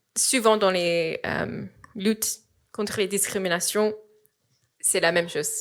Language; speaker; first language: French; non-native, fluent; English